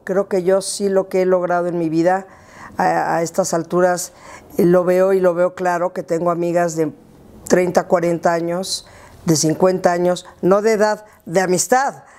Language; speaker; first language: Spanish; native; Spanish